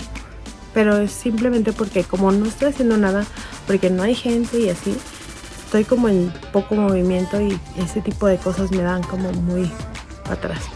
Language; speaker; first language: Spanish; native; Spanish